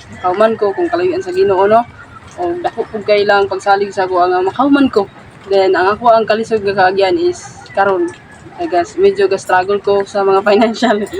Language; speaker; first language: Cebuano; non-native, local second language; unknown